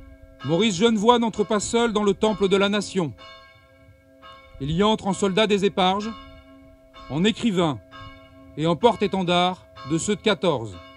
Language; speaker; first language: French; native; French